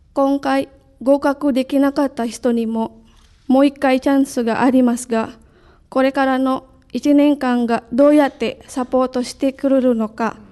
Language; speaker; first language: Japanese; non-native, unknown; Indonesian